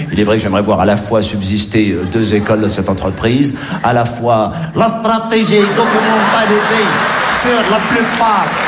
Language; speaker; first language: French; native; French